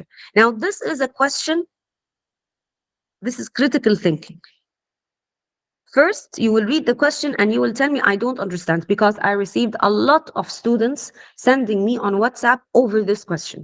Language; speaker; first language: English; non-native, fluent; Arabic